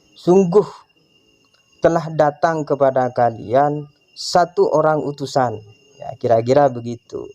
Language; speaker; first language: Indonesian; non-native, local second language; Madurese